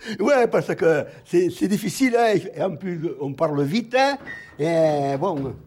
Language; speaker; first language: French; native; French